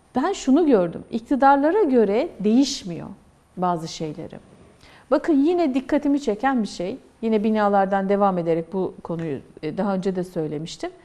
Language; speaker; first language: Turkish; native; Turkish